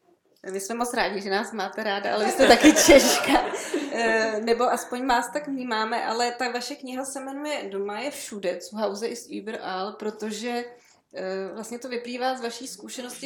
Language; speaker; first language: Czech; native; Czech